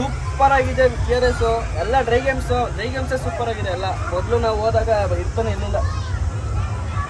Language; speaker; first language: Kannada; native; Kannada